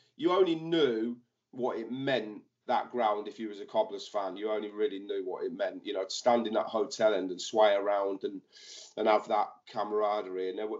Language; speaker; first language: English; native; English